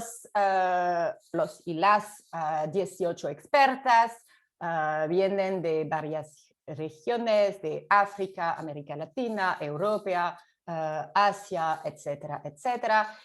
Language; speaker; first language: Spanish; non-native, fluent; French